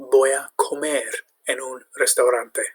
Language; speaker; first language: Spanish; non-native, fluent; English